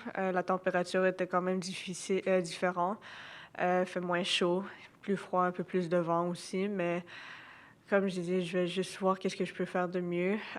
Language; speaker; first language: French; non-native, local second language; English